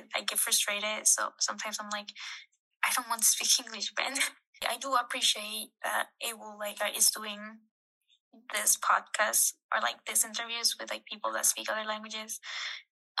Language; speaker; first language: English; non-native, fluent; Spanish